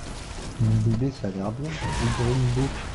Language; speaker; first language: French; native; French